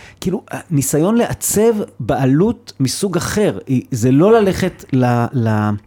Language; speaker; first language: Hebrew; native; Hebrew